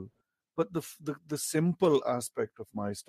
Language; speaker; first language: English; non-native, local second language; Pahari-Potwari